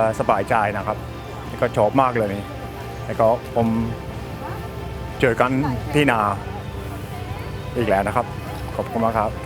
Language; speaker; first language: Thai; non-native, learner; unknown